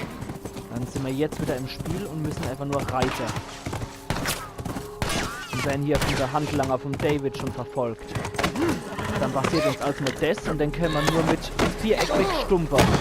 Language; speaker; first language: German; native; German